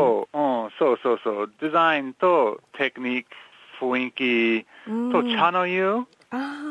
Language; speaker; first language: Japanese; non-native, learner; English